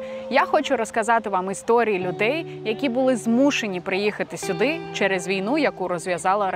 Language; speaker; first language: Ukrainian; non-native, local second language; Russian